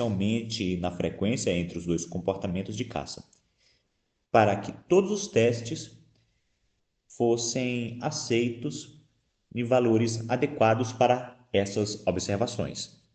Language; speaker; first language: Portuguese; native; Portuguese